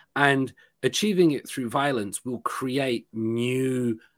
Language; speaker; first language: English; native; English